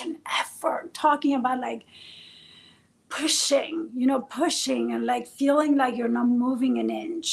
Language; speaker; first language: English; non-native, fluent; Persian